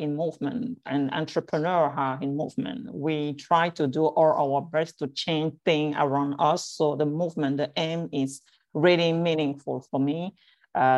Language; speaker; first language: English; non-native, fluent; French